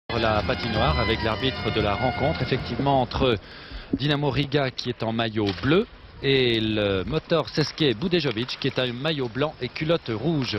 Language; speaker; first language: French; native; French